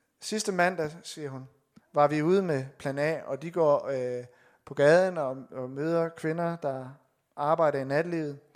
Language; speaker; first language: Danish; native; Danish